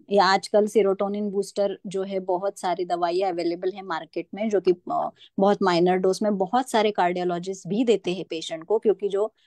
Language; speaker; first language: Hindi; non-native, local second language; Marathi